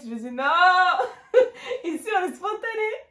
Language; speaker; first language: French; native; French